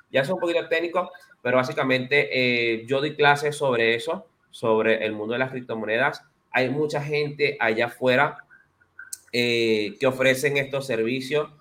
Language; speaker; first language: Spanish; native; Spanish